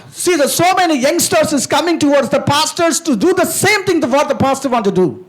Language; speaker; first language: English; non-native, local second language; Telugu